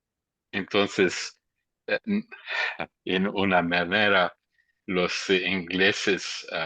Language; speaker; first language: Spanish; early bilingual, heritage; English